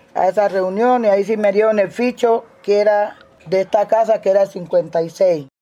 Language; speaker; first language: Spanish; native; Spanish